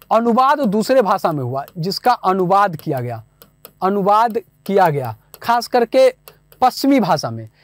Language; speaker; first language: Hindi; native; Hindi